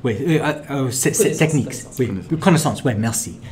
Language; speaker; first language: French; non-native, learner; English